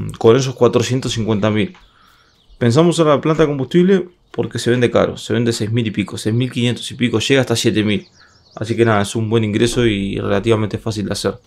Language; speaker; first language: Spanish; native; Spanish